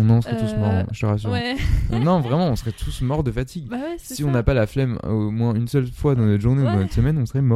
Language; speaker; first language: French; native; French